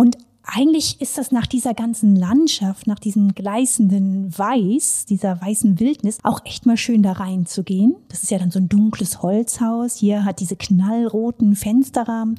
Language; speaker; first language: German; native; German